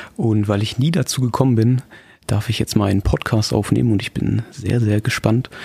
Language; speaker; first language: German; native; German